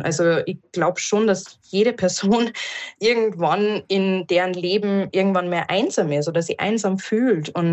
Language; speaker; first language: German; native; German